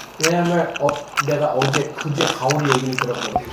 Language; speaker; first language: Korean; native; Korean